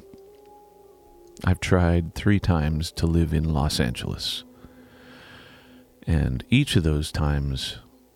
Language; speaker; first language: English; native; English